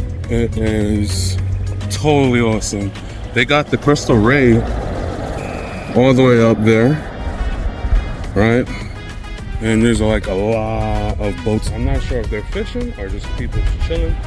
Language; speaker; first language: English; native; English